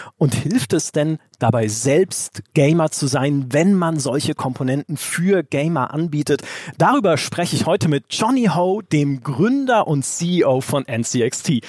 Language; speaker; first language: German; native; German